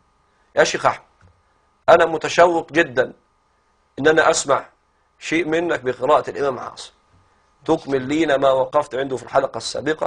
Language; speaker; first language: Arabic; native; Arabic